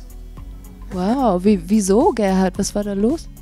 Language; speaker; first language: German; native; German